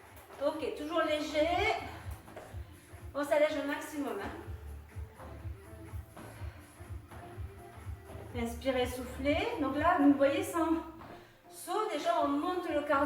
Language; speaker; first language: French; native; French